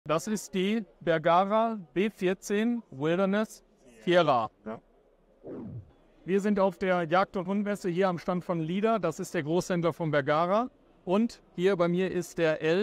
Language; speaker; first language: German; native; German